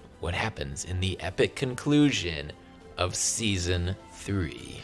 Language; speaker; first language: English; native; English